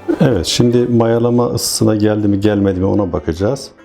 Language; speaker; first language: Turkish; native; Turkish